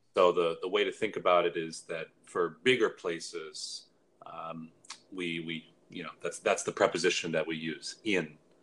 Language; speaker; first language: English; native; English